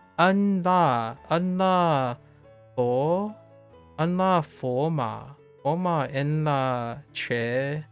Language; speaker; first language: Spanish; non-native, learner; English